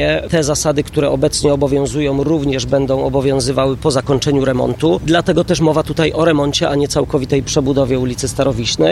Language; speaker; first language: Polish; native; Polish